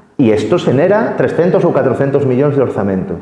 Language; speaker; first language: Spanish; native; Spanish